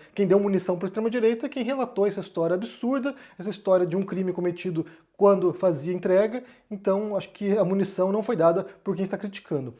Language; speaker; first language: Portuguese; native; Portuguese